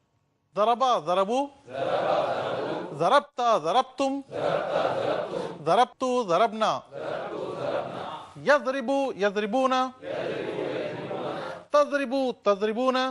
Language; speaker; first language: Arabic; non-native, learner; Urdu